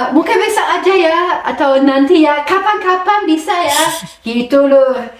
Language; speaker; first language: Indonesian; non-native, fluent; German